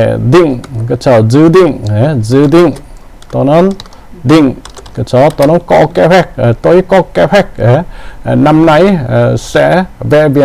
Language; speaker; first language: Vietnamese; non-native, learner; Korean